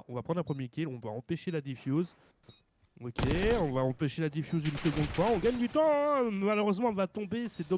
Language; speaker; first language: French; native; French